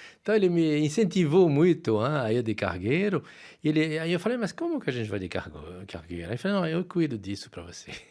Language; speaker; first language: Portuguese; non-native, fluent; French